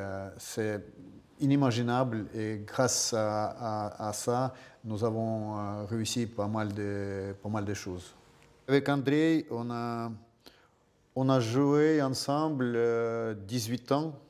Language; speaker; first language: French; non-native, fluent; Russian